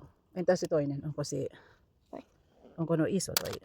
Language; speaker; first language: Finnish; non-native, learner; Bikol